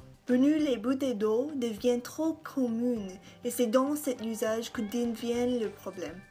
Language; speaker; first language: French; non-native, local second language; English